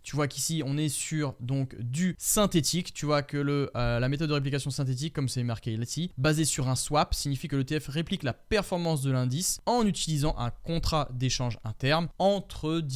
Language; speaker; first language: French; native; French